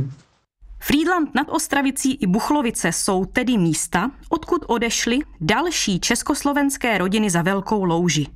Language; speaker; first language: Czech; native; Czech